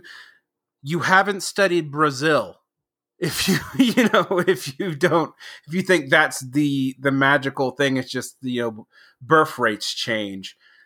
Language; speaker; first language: English; native; English